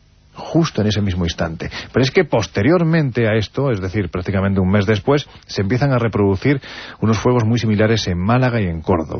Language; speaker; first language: Spanish; native; Spanish